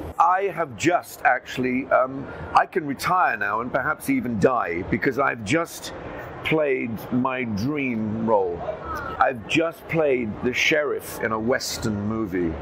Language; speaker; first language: English; native; English